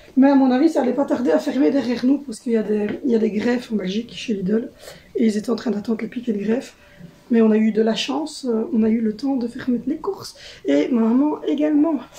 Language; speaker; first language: French; native; French